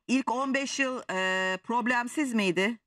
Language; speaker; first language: Turkish; native; Turkish